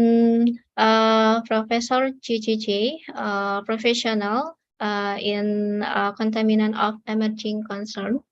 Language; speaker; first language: English; non-native, learner; Indonesian